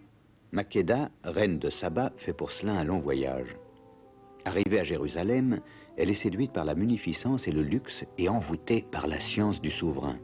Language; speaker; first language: French; native; French